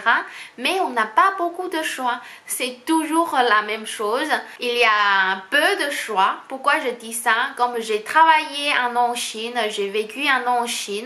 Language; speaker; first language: French; non-native, fluent; Chinese